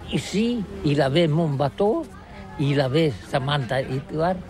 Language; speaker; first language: French; non-native, learner; Catalan